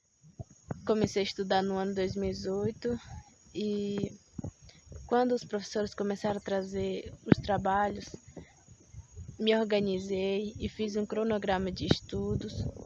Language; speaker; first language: Portuguese; non-native, local second language; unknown